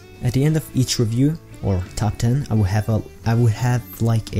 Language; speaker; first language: English; native; English